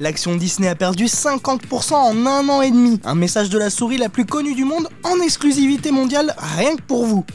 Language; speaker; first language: French; native; French